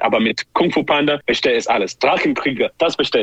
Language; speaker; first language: German; non-native, learner; English